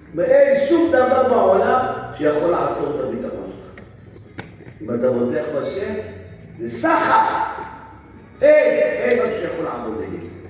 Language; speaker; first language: Hebrew; native; Hebrew